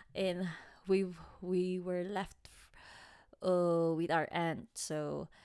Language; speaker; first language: English; non-native, local second language; Waray